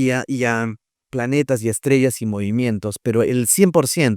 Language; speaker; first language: Spanish; native; Spanish